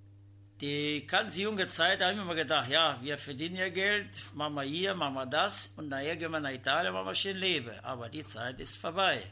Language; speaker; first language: German; non-native, learner; Italian